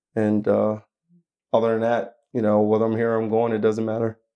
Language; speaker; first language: English; native; English